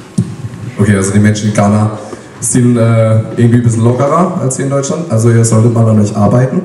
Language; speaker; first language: German; native; German